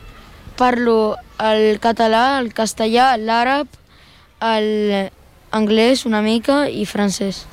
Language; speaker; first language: Catalan; early bilingual, other home language; Arabic